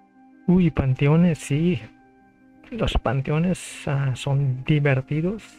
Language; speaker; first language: Spanish; non-native, fluent; Filipino